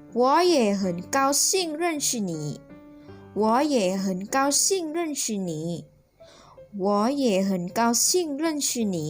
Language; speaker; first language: Chinese; non-native, fluent; Thai